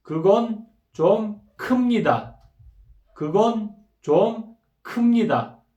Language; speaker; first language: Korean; non-native, fluent; Kyrgyz